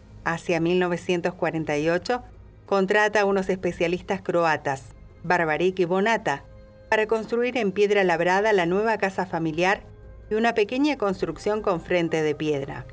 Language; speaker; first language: Spanish; native; Spanish